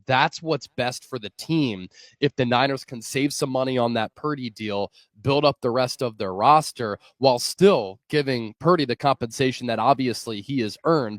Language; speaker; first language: English; native; English